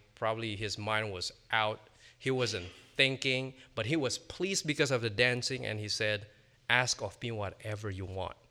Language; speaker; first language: English; non-native, fluent; Indonesian